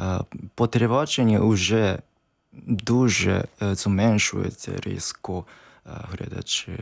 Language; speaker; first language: Ukrainian; non-native, learner; Japanese